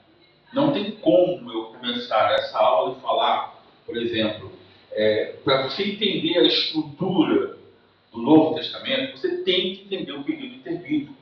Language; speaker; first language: Portuguese; native; Portuguese